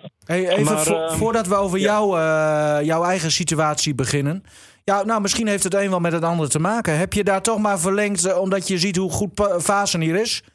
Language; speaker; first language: Dutch; native; Dutch